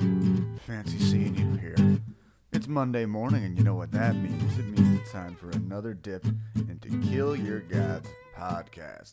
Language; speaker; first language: English; native; English